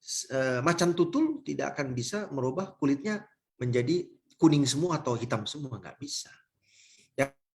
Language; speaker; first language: Indonesian; native; Indonesian